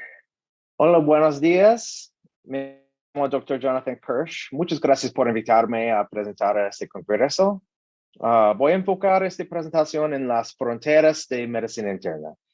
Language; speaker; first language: Spanish; non-native, learner; English